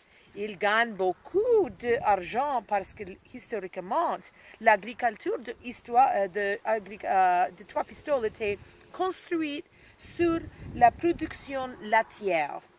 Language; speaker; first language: French; non-native, learner; English